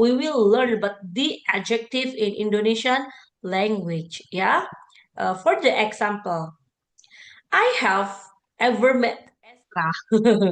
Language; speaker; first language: English; non-native, learner; Indonesian